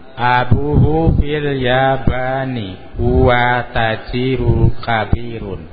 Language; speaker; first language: Arabic; non-native, learner; Indonesian